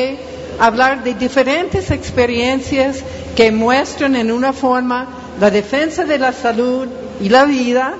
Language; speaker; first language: Spanish; non-native, fluent; English